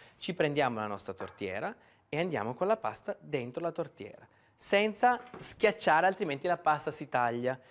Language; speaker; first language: Italian; native; Italian